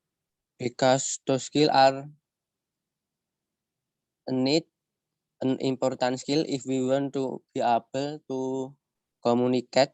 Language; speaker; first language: English; non-native, learner; Indonesian